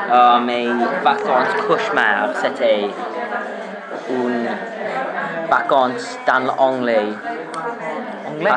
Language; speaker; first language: French; non-native, learner; English